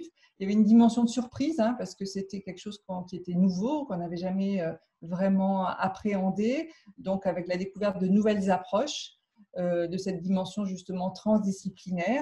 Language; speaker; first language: French; native; French